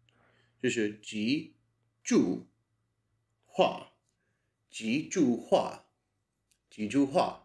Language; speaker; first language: Chinese; non-native, learner; English